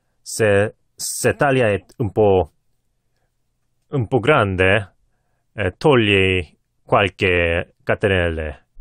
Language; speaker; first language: Italian; non-native, learner; Korean